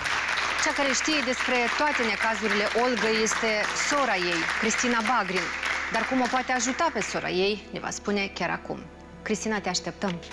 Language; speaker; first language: Romanian; native; Romanian